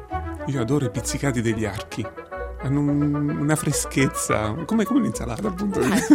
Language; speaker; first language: Italian; native; Italian